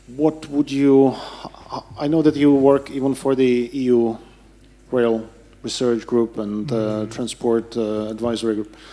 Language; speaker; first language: English; non-native, fluent; Czech